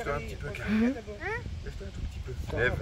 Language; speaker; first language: French; native; French